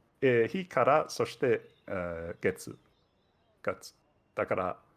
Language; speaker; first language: Japanese; non-native, fluent; Danish